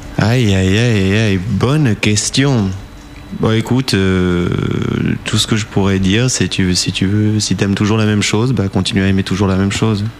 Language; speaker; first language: French; early bilingual, heritage; French